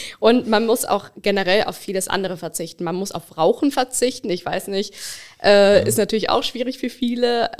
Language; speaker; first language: German; early bilingual, other home language; Bangla